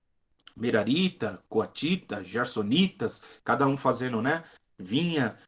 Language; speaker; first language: Portuguese; native; Portuguese